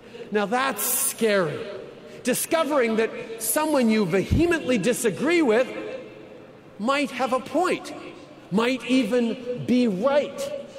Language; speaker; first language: English; native; English